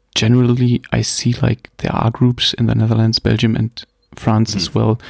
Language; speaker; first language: English; non-native, fluent; German